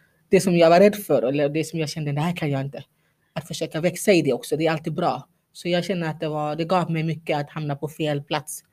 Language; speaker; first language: Swedish; non-native, fluent; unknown